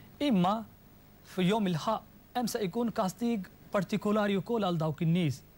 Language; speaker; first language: Maltese; non-native, fluent; Urdu